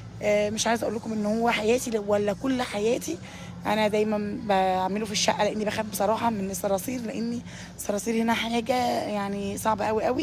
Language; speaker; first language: Arabic; native; Arabic